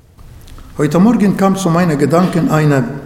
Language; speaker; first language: German; non-native, learner; Arabic